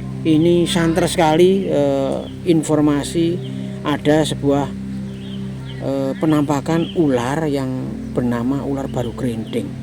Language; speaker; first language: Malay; non-native, local second language; Javanese